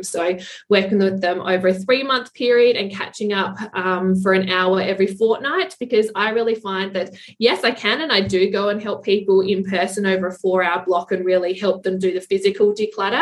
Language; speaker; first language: English; native; English